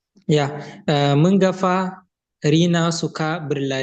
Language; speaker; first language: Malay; non-native, learner; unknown